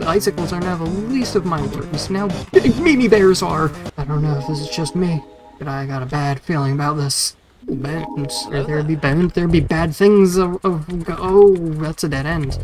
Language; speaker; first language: English; native; English